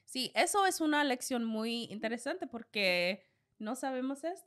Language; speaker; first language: Spanish; non-native, learner; English